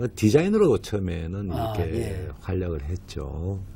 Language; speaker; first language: Korean; native; Korean